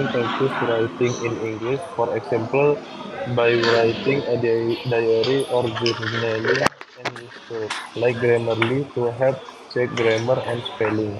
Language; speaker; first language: English; non-native, learner; Indonesian